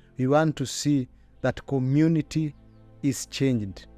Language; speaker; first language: English; non-native, local second language; Luyia